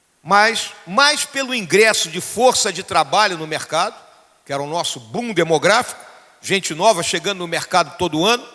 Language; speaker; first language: Portuguese; native; Portuguese